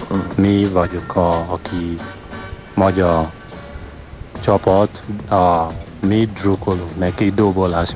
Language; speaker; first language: Hungarian; non-native, learner; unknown